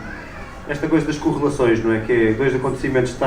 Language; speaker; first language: Portuguese; native; Portuguese